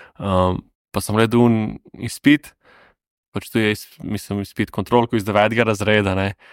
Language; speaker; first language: Slovenian; native; Slovenian